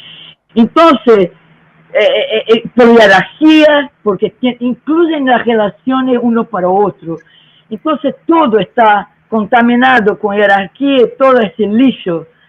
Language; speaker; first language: Spanish; non-native, learner; Portuguese